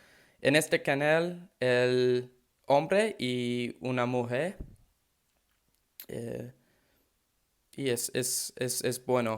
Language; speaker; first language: Spanish; non-native, learner; English